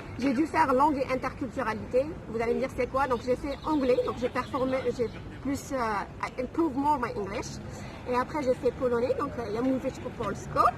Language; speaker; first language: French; non-native, local second language; Arabic